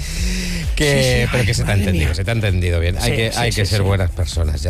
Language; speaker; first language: Spanish; native; Spanish